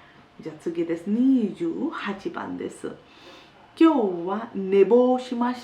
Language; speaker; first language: Japanese; non-native, fluent; Hindi